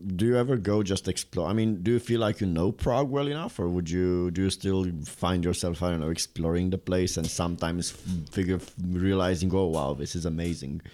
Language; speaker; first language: English; non-native, fluent; Romanian